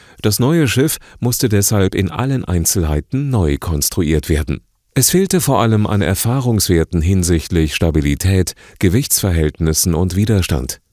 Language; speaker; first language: German; native; German